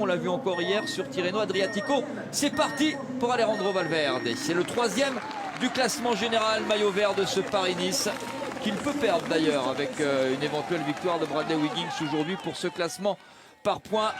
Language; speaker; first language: French; native; French